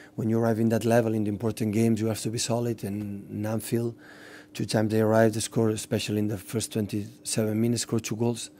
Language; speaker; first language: English; non-native, fluent; Catalan